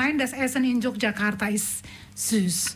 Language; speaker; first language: German; non-native, learner; Indonesian